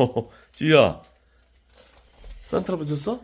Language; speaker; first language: Korean; native; Korean